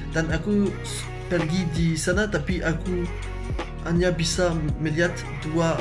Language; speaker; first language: Indonesian; non-native, learner; French